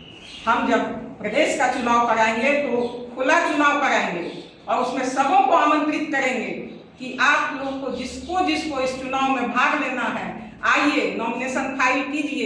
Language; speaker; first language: Hindi; native; Hindi